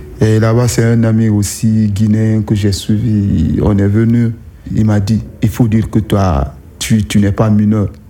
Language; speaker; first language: French; non-native, local second language; Susu